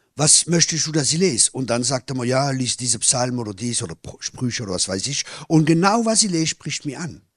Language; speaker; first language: German; non-native, fluent; French